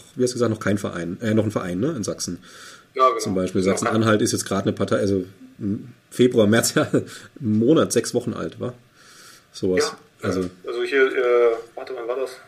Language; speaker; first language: German; native; German